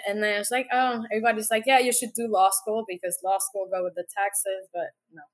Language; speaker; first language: English; non-native, fluent; Spanish